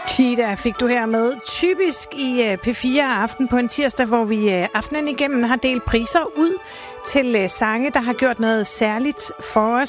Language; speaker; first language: Danish; native; Danish